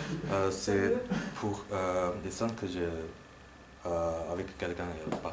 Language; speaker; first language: French; non-native, learner; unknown